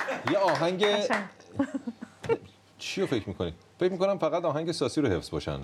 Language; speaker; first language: Persian; native; Persian